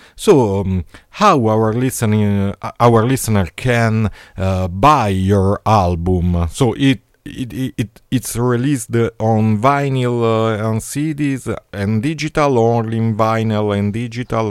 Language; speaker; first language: English; non-native, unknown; Italian